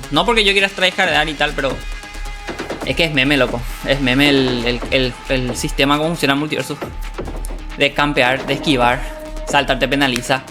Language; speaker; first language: Spanish; native; Spanish